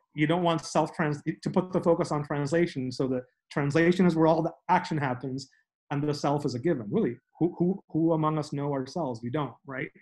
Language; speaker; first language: English; early bilingual, other home language; Spanish